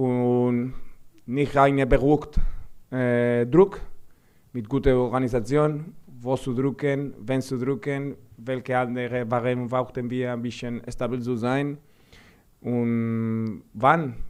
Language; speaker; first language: German; non-native, fluent; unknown